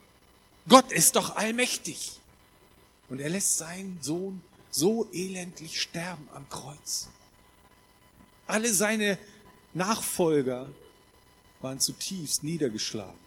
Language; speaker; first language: German; native; German